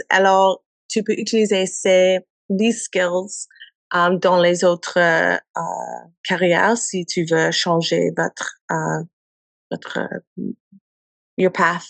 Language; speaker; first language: French; non-native, learner; English